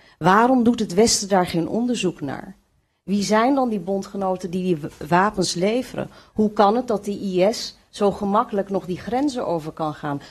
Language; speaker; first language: Dutch; early bilingual, other home language; Kurdish